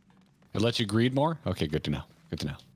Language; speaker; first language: English; native; English